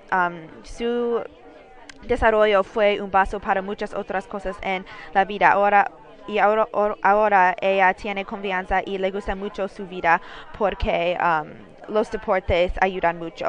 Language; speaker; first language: Spanish; non-native, learner; English